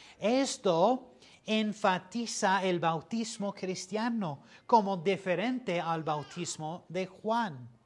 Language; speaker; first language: Spanish; non-native, fluent; English